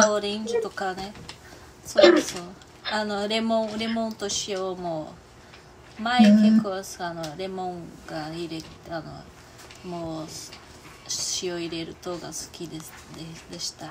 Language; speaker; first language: Japanese; non-native, learner; Portuguese